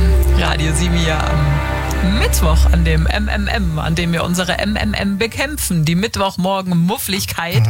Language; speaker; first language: German; native; German